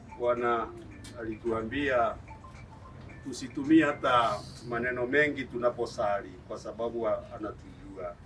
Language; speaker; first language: Swahili; non-native, local second language; Embu